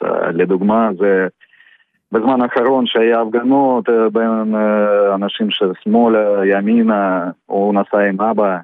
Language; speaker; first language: Hebrew; non-native, fluent; Russian